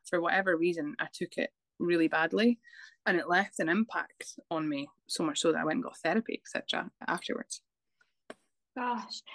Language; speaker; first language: English; native; English